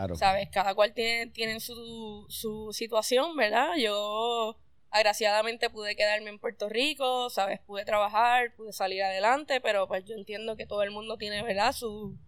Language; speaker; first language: Spanish; native; Spanish